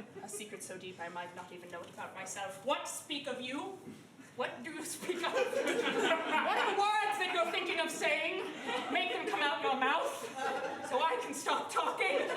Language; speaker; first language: English; native; English